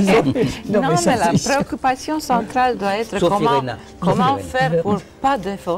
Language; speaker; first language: French; non-native, fluent; Romanian